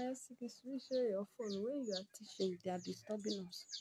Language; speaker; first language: English; non-native, local second language; Igbo